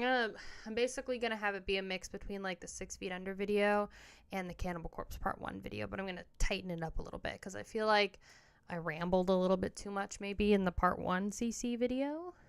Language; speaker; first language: English; native; English